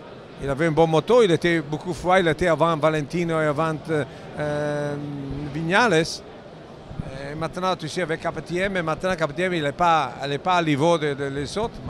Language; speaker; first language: French; non-native, fluent; Italian